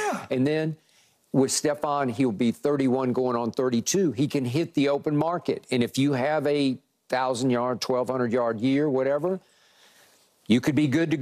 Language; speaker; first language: English; native; English